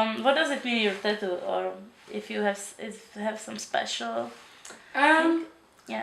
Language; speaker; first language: English; non-native, learner; Czech